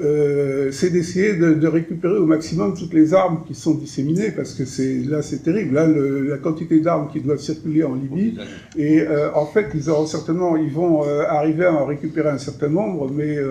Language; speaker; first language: French; native; French